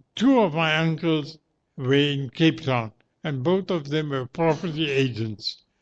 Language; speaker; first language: English; native; English